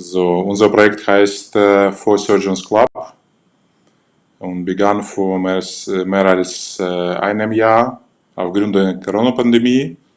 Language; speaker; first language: German; non-native, fluent; Russian